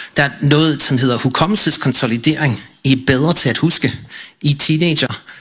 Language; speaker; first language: Danish; non-native, fluent; English